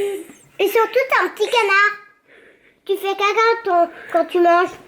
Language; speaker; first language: French; native; French